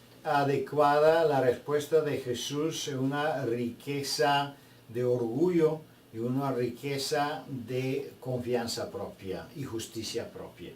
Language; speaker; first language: Spanish; non-native, fluent; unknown